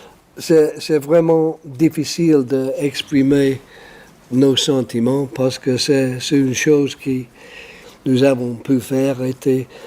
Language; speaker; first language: French; non-native, fluent; English